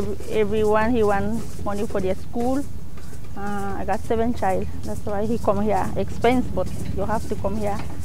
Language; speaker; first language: English; native; English